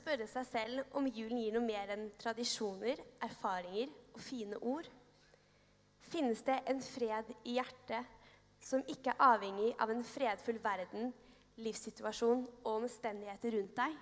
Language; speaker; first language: Norwegian; native; Norwegian